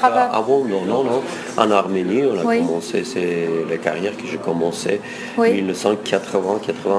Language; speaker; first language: French; non-native, fluent; Russian